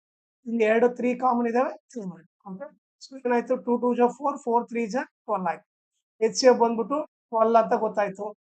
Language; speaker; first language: Kannada; native; Kannada